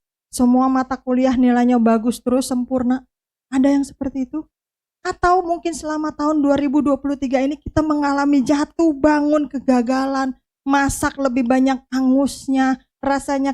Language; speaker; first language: Indonesian; native; Indonesian